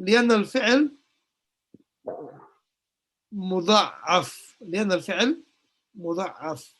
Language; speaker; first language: Arabic; non-native, fluent; English